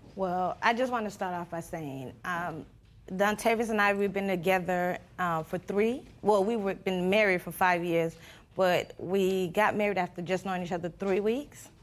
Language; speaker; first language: English; non-native, fluent; Spanish